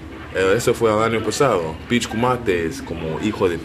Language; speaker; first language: Spanish; non-native, learner; English